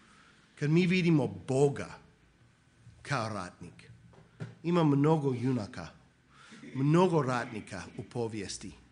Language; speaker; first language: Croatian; non-native, fluent; English